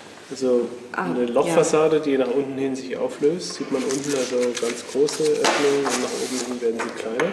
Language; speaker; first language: German; native; German